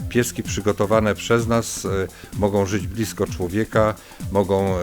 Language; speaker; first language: Polish; native; Polish